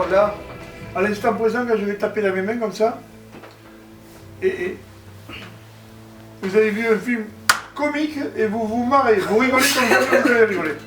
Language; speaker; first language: French; native; French